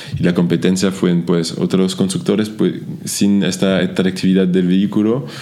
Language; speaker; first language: Spanish; non-native, fluent; French